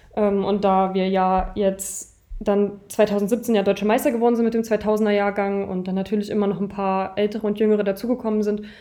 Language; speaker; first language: German; native; German